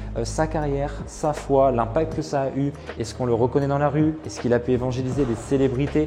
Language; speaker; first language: French; native; French